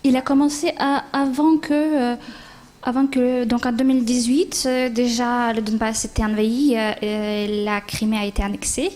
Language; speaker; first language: French; non-native, fluent; Ukrainian